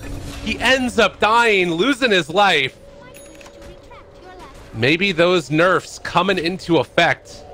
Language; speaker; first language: English; native; English